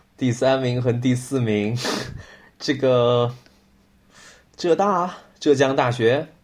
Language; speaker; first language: Chinese; native; Chinese